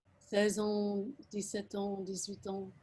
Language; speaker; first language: French; non-native, fluent; English